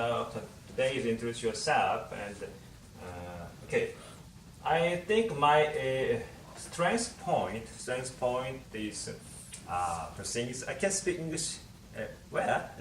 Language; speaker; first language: English; non-native, learner; Korean